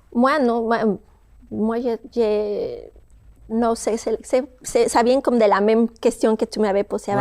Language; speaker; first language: French; non-native, fluent; Spanish